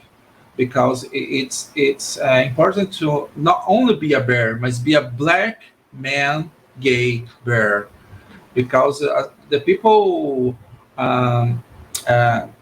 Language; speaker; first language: English; non-native, learner; Portuguese